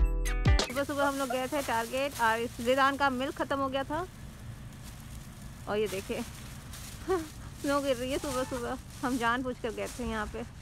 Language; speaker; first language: Hindi; native; Hindi